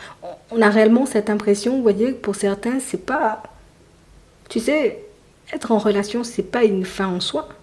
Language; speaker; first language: French; native; French